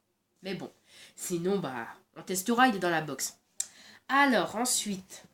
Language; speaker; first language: French; native; French